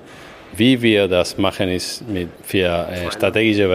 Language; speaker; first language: German; non-native, fluent; Spanish